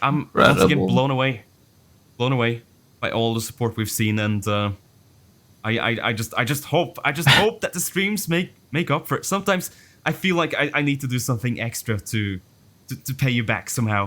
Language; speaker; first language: English; non-native, fluent; Norwegian